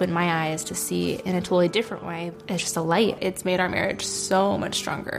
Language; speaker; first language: English; native; English